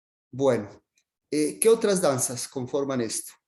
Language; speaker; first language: Spanish; native; Spanish